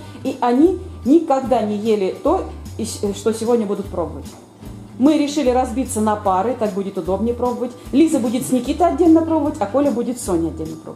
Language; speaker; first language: Russian; native; Russian